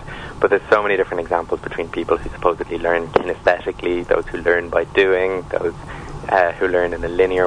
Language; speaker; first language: English; native; English